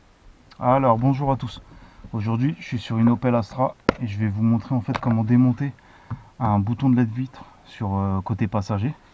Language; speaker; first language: French; native; French